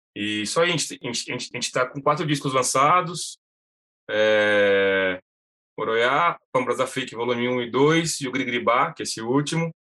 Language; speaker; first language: Portuguese; native; Portuguese